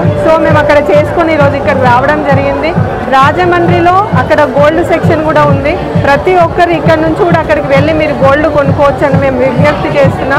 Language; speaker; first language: Telugu; native; Telugu